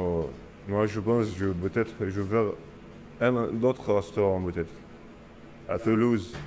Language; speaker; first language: French; non-native, learner; Arabic